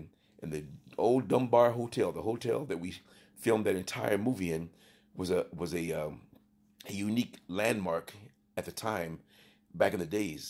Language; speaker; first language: English; native; English